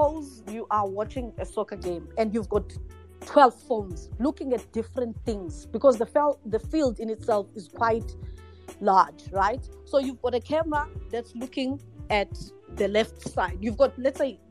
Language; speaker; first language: English; non-native, local second language; Zulu